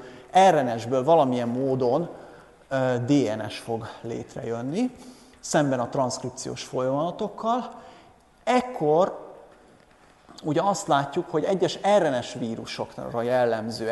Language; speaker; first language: Hungarian; native; Hungarian